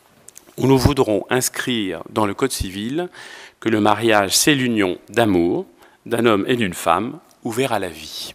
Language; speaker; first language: French; native; French